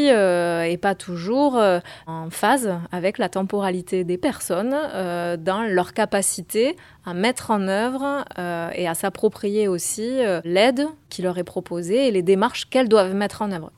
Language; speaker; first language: French; native; French